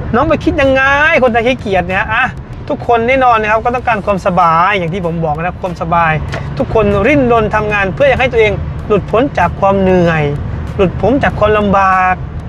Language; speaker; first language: Thai; native; Thai